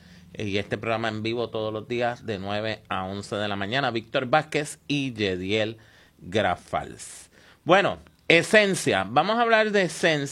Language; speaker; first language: Spanish; native; Spanish